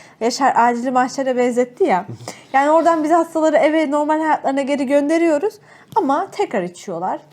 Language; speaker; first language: Turkish; native; Turkish